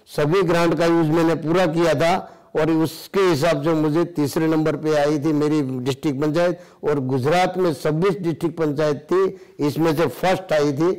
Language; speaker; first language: Hindi; non-native, local second language; Gujarati